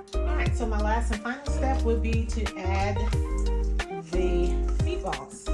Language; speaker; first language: English; native; English